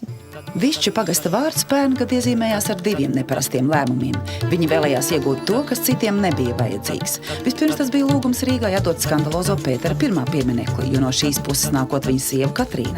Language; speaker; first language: Latvian; native; Latvian